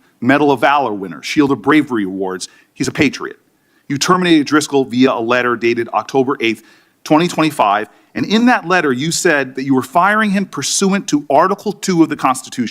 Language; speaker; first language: English; native; English